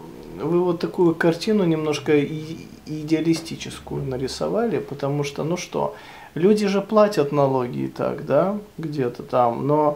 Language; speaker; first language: Russian; native; Russian